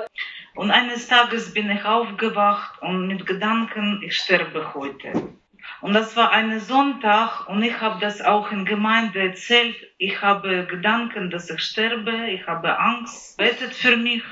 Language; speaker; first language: German; non-native, learner; Ukrainian